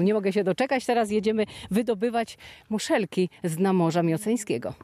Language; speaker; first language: Polish; native; Polish